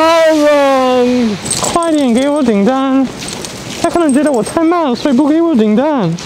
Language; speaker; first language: Chinese; non-native, fluent; English